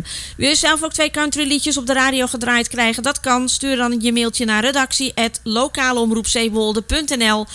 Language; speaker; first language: Dutch; native; Dutch